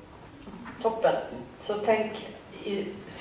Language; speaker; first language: Swedish; native; Swedish